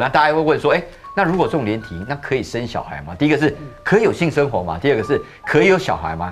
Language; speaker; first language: Chinese; native; Chinese